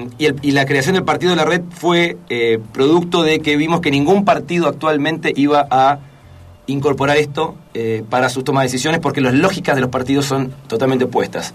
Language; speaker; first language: Spanish; native; Spanish